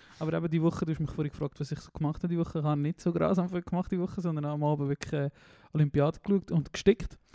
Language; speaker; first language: German; native; German